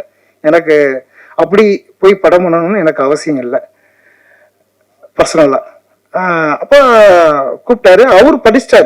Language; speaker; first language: Tamil; native; Tamil